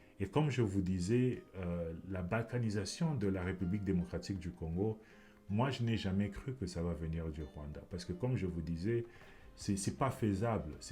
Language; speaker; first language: French; non-native, local second language; Lingala